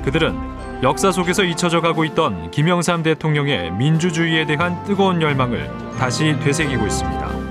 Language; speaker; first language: Korean; native; Korean